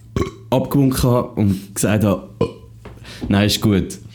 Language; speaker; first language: Swiss German; native; Swiss German